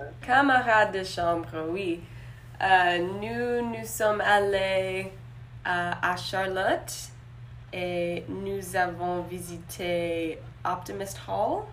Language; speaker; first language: French; non-native, learner; English